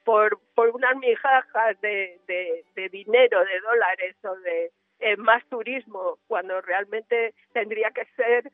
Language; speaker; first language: Spanish; native; Spanish